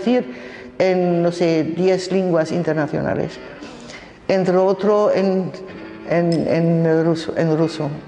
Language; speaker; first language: Spanish; non-native, fluent; German